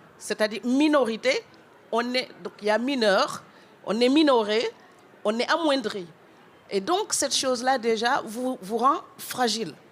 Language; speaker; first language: French; non-native, local second language; Wolof